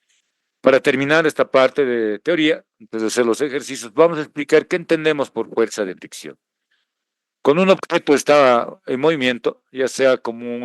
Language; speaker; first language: Spanish; native; Spanish